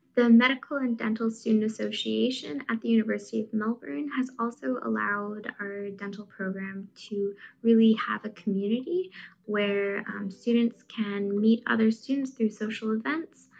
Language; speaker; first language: English; native; English